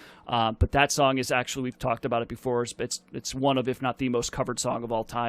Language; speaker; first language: English; native; English